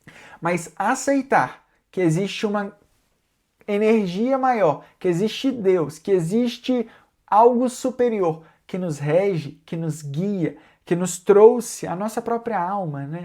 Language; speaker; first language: Portuguese; native; Portuguese